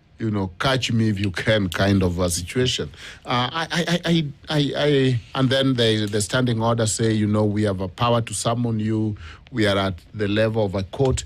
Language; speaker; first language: English; non-native, local second language; Luo (Kenya and Tanzania)